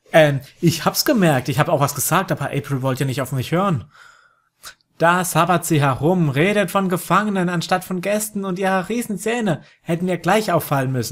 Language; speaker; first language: German; native; German